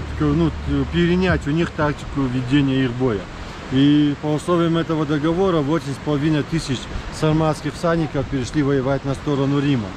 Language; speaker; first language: Russian; native; Russian